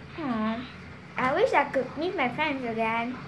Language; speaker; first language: English; non-native, learner; Vietnamese